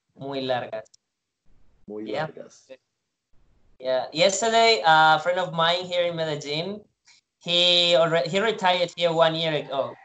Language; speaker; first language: English; non-native, fluent; Spanish